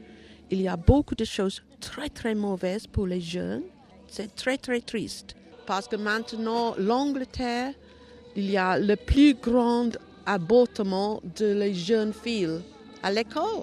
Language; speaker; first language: French; non-native, learner; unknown